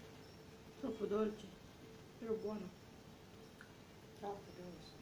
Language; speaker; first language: Italian; non-native, learner; Filipino